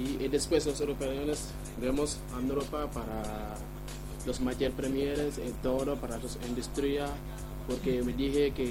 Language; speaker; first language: Spanish; non-native, learner; Wolof